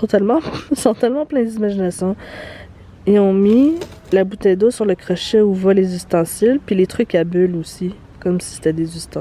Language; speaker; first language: French; native; French